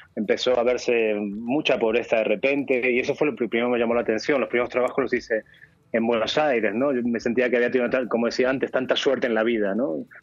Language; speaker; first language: Spanish; native; Spanish